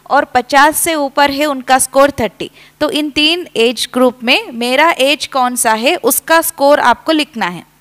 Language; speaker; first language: Hindi; non-native, local second language; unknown